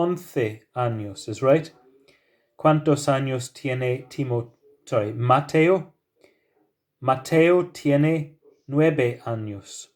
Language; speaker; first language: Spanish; non-native, fluent; English